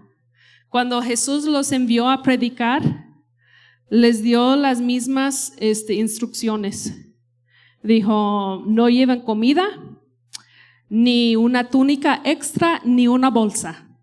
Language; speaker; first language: Spanish; non-native, fluent; English